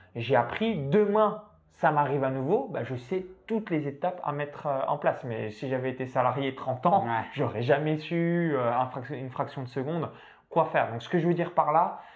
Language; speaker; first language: French; native; French